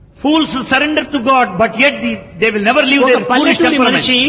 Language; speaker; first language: English; non-native, local second language; Telugu